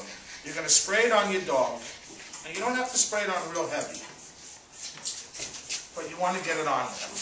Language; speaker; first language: English; native; English